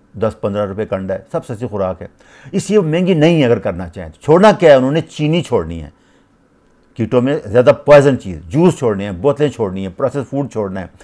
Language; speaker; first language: Urdu; native; Urdu